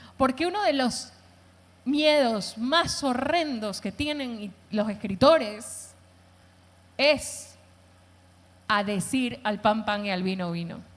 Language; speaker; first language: Spanish; native; Spanish